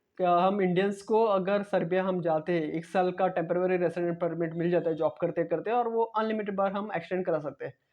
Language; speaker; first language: Hindi; non-native, local second language; Marathi